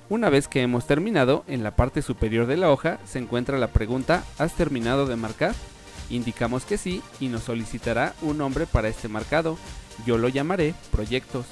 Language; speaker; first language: Spanish; native; Spanish